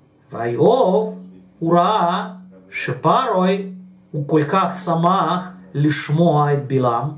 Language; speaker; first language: Hebrew; non-native, fluent; Russian